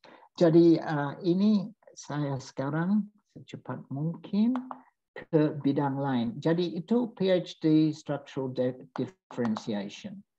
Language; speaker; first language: Indonesian; non-native, fluent; English